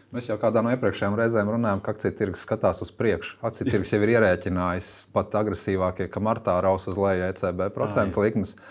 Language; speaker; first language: Latvian; native; Latvian